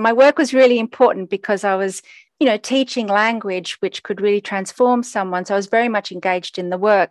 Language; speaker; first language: English; native; English